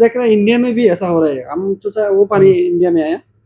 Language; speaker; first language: Hindi; non-native, learner; Bangla